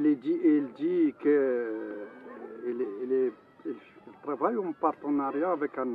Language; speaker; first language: French; non-native, local second language; Arabic